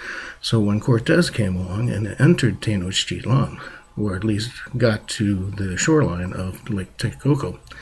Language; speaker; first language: English; native; English